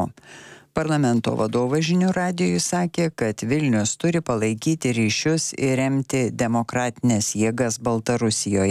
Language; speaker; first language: Lithuanian; native; Lithuanian